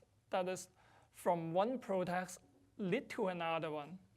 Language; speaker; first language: English; non-native, fluent; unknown